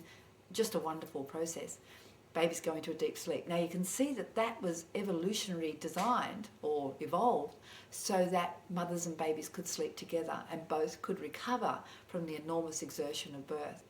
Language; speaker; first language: English; native; English